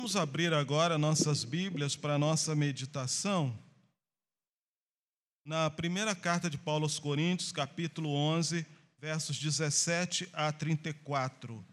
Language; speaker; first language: Portuguese; native; Portuguese